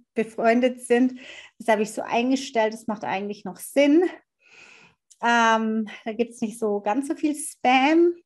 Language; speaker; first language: German; native; German